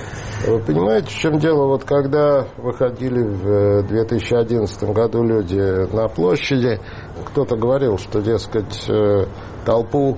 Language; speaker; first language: Russian; native; Russian